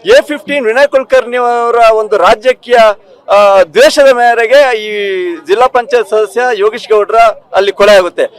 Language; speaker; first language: Kannada; native; Kannada